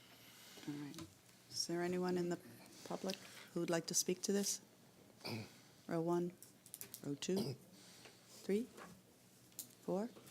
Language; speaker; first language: English; native; English